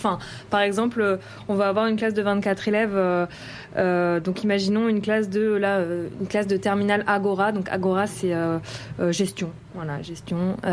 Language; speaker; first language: French; native; French